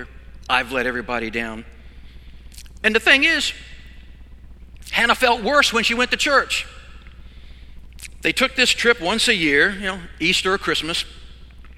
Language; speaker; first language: English; native; English